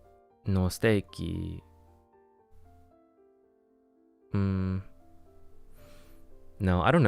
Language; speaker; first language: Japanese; non-native, learner; English